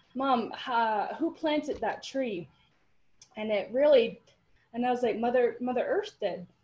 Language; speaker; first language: English; native; English